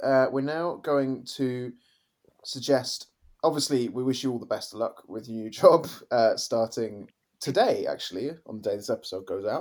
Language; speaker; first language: English; native; English